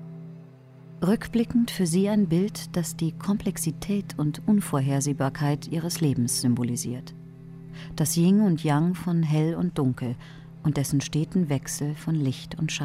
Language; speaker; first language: German; native; German